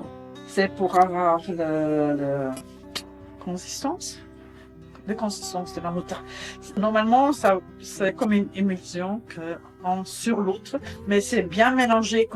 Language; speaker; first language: French; non-native, fluent; German